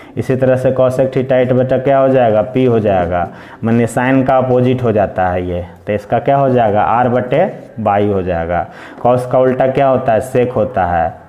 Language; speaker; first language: Hindi; native; Hindi